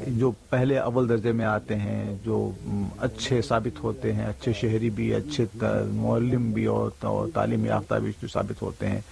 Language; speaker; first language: Urdu; native; Urdu